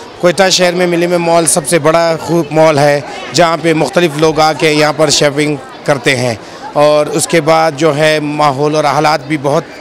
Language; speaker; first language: Urdu; non-native, local second language; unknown